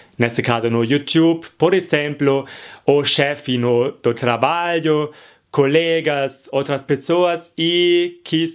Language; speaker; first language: Portuguese; non-native, fluent; German